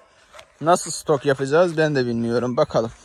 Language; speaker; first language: Turkish; native; Turkish